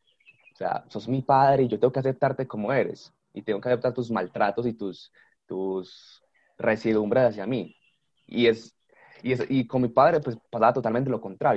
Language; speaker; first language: Spanish; native; Spanish